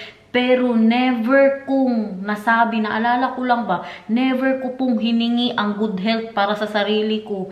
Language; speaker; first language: Filipino; non-native, local second language; Cebuano